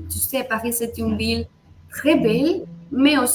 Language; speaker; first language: French; non-native, fluent; Spanish